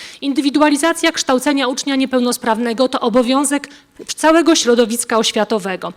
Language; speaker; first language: Polish; native; Polish